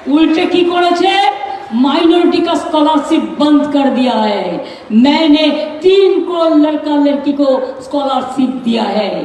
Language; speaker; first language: Hindi; non-native, local second language; Bangla